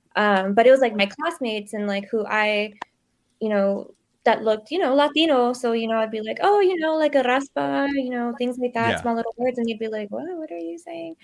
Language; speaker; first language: English; early bilingual, other home language; Spanish